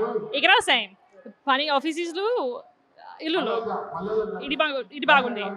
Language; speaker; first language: Telugu; non-native, learner; English